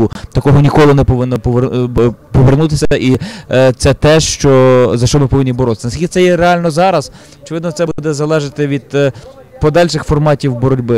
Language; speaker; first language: Ukrainian; native; Ukrainian